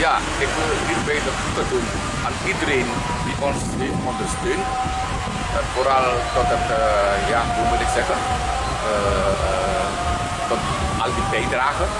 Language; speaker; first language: Dutch; early bilingual, heritage; Javanese